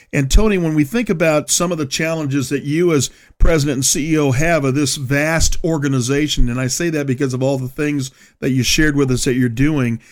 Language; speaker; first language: English; native; English